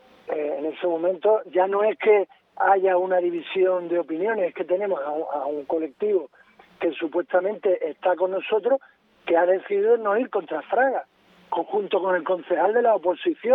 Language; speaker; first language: Spanish; native; Spanish